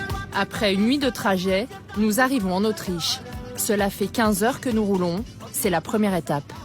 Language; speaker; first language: French; native; French